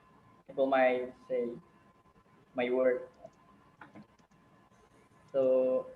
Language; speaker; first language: English; non-native, learner; Indonesian